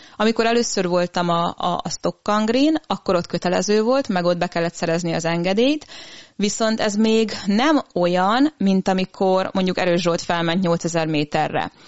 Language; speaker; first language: Hungarian; native; Hungarian